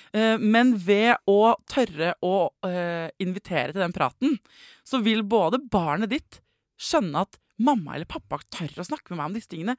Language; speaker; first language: Norwegian; native; Norwegian